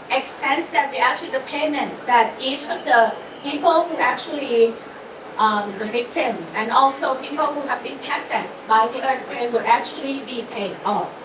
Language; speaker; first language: English; non-native, fluent; Thai